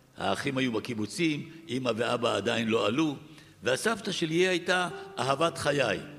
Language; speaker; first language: Hebrew; early bilingual, other home language; Arabic